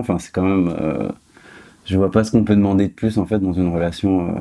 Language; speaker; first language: French; native; French